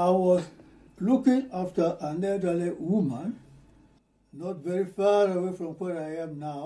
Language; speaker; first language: English; non-native, fluent; Ewe